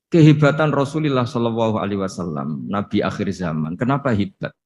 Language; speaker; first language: Malay; non-native, local second language; Javanese